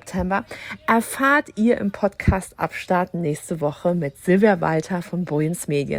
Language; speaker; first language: German; native; German